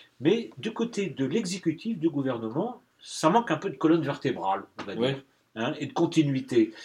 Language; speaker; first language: French; native; French